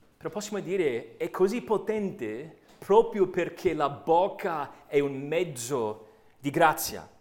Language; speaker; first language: Italian; non-native, fluent; English